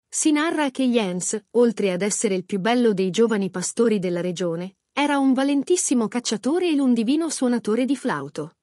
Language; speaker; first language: Italian; native; Italian